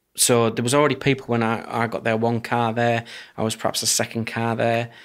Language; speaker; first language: English; native; English